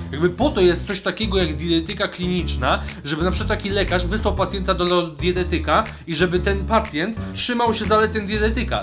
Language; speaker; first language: Polish; native; Polish